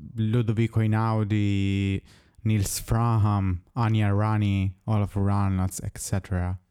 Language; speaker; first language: English; non-native, fluent; Italian